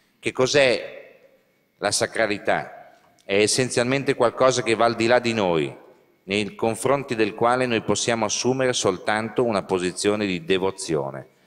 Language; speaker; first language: Italian; native; Italian